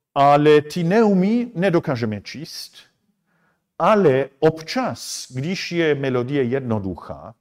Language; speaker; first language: Czech; non-native, fluent; Armenian